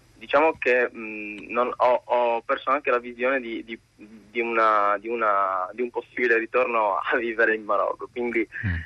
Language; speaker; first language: Italian; early bilingual, other home language; Arabic